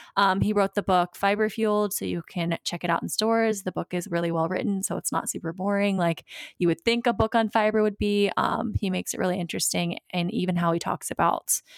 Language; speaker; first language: English; native; English